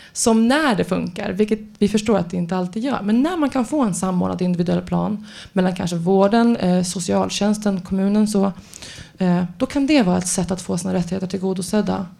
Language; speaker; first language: Swedish; native; Swedish